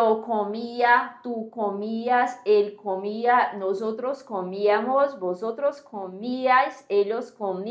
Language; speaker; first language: Spanish; non-native, fluent; Portuguese